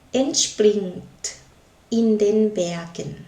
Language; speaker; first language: German; non-native, learner; Thai